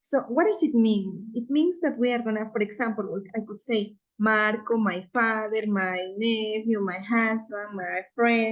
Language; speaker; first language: English; non-native, fluent; Spanish